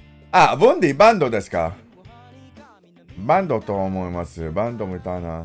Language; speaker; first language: Japanese; non-native, learner; English